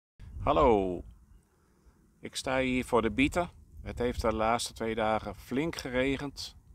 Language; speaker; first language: Dutch; native; Dutch